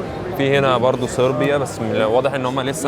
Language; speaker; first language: Arabic; native; Arabic